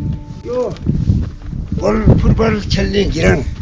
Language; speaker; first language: Nepali; non-native, local second language; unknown